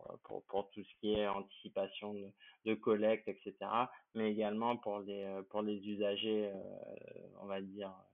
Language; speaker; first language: French; native; French